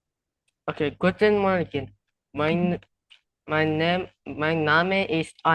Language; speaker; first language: German; non-native, learner; Indonesian